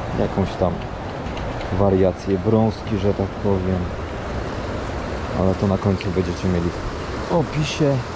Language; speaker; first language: Polish; native; Polish